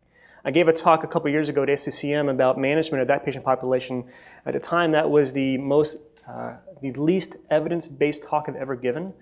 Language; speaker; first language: English; native; English